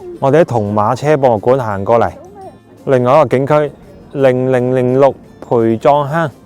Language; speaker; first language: Cantonese; native; Cantonese